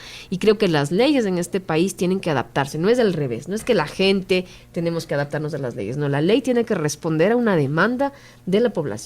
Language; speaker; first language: Spanish; native; Spanish